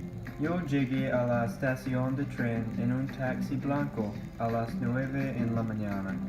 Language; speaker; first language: Spanish; non-native, learner; English